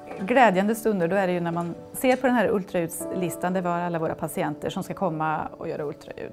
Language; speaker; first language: Swedish; native; Swedish